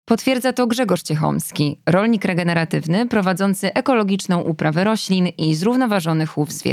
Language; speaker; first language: Polish; native; Polish